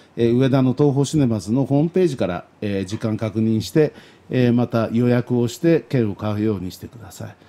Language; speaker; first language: Japanese; native; Japanese